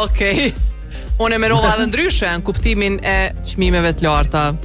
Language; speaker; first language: Albanian; native; Albanian